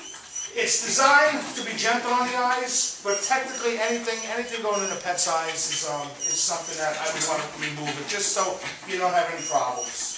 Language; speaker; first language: English; native; English